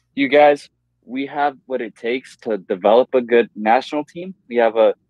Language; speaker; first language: English; native; English